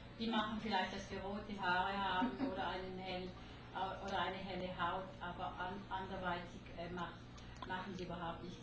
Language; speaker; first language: German; non-native, fluent; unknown